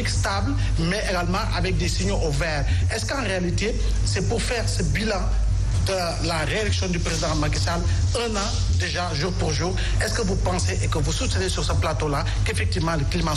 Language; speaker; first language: French; non-native, local second language; Wolof